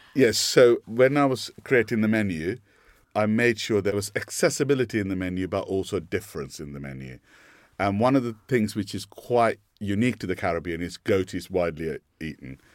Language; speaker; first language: English; non-native, local second language; Sinhala